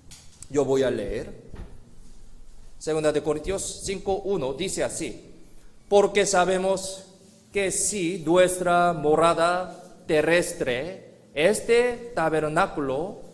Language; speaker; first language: Spanish; non-native, fluent; Korean